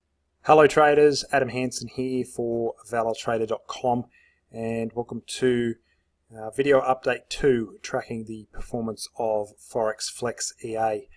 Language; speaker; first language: English; native; English